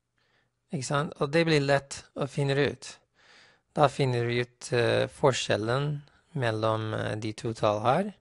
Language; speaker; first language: Norwegian; non-native, fluent; English